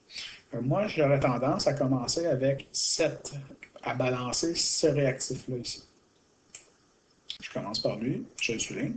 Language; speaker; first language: French; native; French